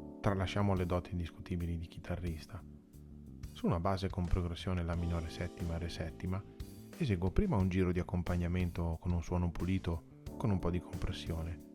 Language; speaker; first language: Italian; native; Italian